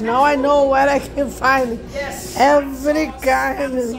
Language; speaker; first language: English; non-native, learner; Portuguese